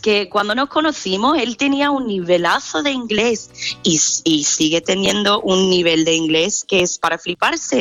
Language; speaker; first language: Spanish; non-native, fluent; English